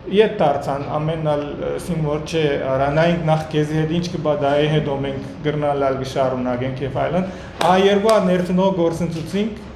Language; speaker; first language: Armenian; early bilingual, heritage; Armenian